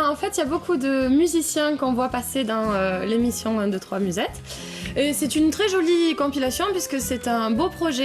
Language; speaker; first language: French; native; French